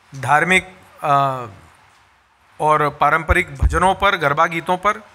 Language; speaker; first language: Hindi; native; Hindi